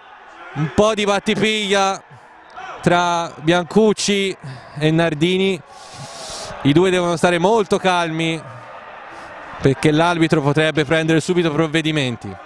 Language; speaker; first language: Italian; native; Italian